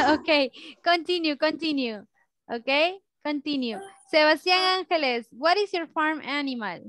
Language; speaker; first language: English; non-native, fluent; Spanish